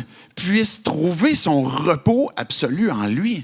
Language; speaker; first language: French; native; French